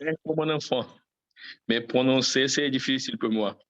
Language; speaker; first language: French; non-native, learner; Portuguese